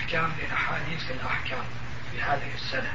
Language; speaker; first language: Arabic; non-native, fluent; Turkish